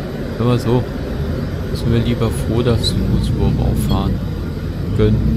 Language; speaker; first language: German; native; German